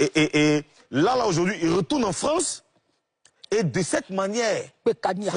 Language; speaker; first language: French; native; French